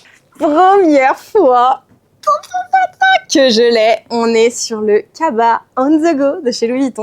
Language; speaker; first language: French; native; French